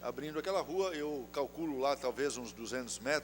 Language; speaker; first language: Portuguese; native; Portuguese